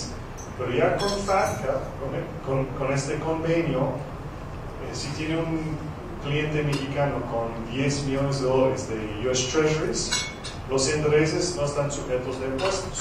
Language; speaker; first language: Spanish; non-native, fluent; English